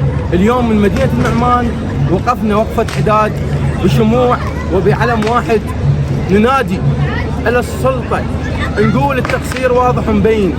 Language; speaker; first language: Arabic; native; Arabic